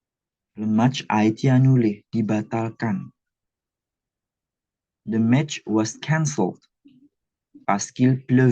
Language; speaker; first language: French; non-native, fluent; Indonesian